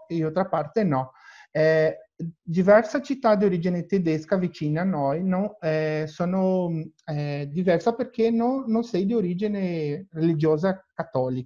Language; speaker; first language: Italian; non-native, learner; Portuguese